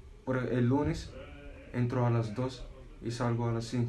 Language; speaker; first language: Spanish; non-native, learner; Arabic